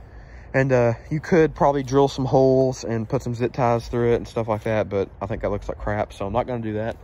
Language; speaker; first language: English; native; English